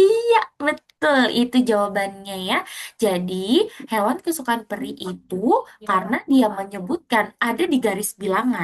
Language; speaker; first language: Indonesian; native; Indonesian